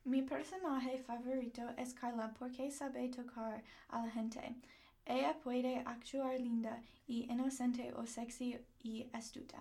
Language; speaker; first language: Spanish; non-native, learner; English